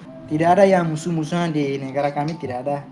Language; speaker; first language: Indonesian; non-native, fluent; Tetum